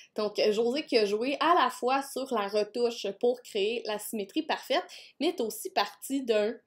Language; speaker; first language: French; native; French